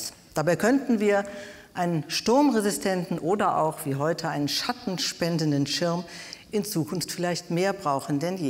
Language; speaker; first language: German; native; German